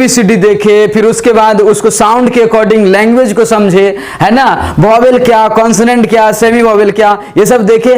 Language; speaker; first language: Hindi; native; Hindi